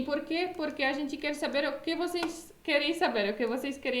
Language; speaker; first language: Portuguese; non-native, fluent; Polish